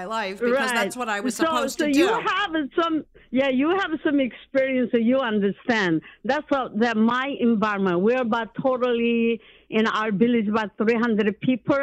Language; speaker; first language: English; non-native, learner; Korean